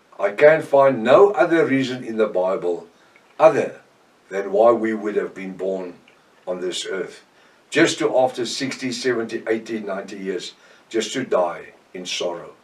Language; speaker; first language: English; non-native, local second language; Afrikaans